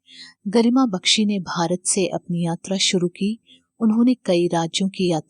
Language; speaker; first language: Hindi; native; Hindi